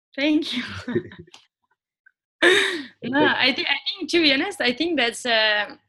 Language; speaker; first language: English; non-native, fluent; French